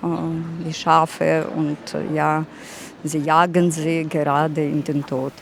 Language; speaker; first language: German; non-native, fluent; Russian